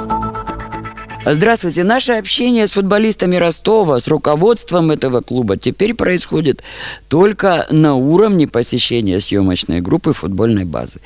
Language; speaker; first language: Russian; native; Russian